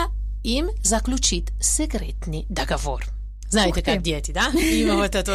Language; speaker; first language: Russian; non-native, fluent; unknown